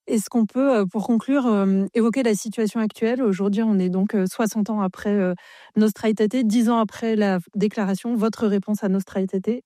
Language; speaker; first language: French; native; French